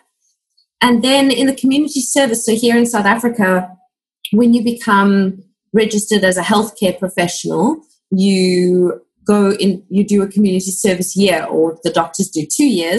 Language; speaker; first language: English; native; English